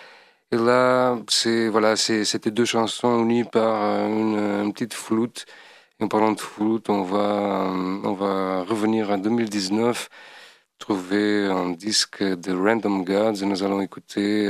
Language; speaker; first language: French; non-native, fluent; Portuguese